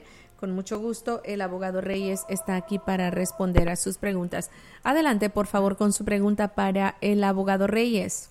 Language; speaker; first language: Spanish; native; Spanish